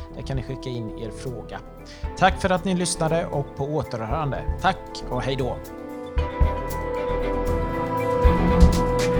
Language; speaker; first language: Swedish; native; Swedish